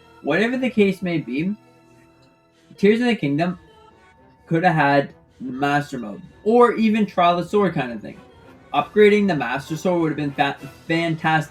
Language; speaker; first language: English; native; English